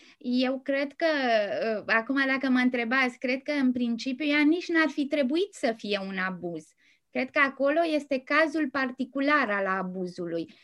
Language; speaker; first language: Romanian; native; Romanian